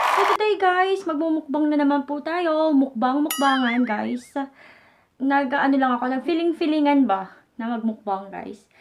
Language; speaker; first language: Filipino; native; Filipino